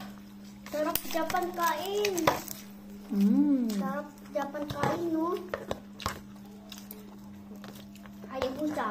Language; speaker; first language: Filipino; non-native, learner; Japanese